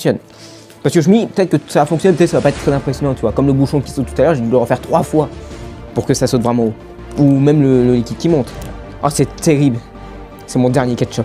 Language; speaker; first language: French; native; French